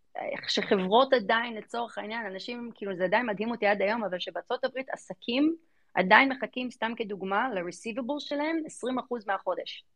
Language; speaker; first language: Hebrew; early bilingual, other home language; English